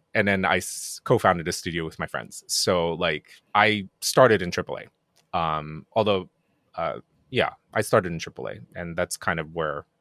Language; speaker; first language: English; non-native, fluent; Japanese